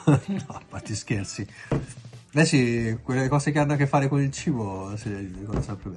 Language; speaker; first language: Italian; native; Italian